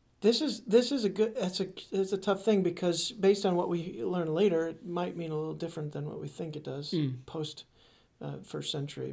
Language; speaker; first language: English; native; English